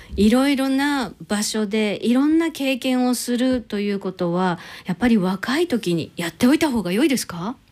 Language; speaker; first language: Japanese; native; Japanese